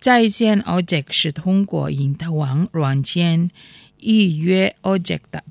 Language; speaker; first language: Chinese; non-native, fluent; Indonesian